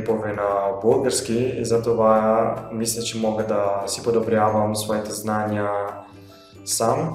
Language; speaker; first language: Bulgarian; non-native, learner; Italian